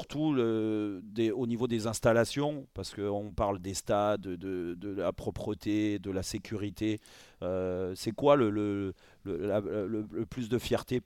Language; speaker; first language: French; native; French